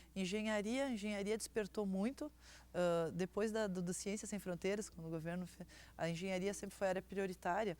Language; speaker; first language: Portuguese; native; Portuguese